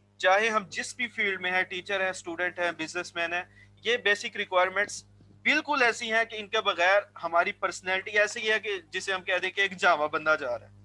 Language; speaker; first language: Urdu; non-native, local second language; Punjabi